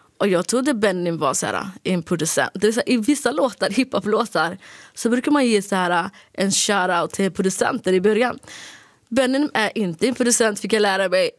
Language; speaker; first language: Swedish; early bilingual, other home language; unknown